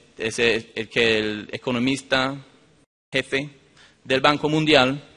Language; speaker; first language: Spanish; non-native, fluent; English